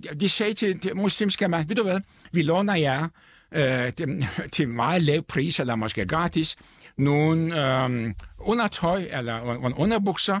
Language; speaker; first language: Danish; non-native, fluent; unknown